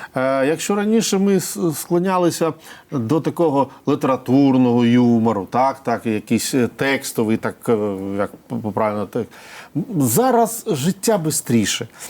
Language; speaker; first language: Ukrainian; non-native, local second language; Russian